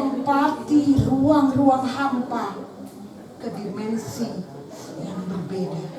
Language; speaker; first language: Indonesian; native; Indonesian